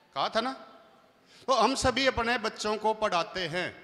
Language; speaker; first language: Hindi; native; Hindi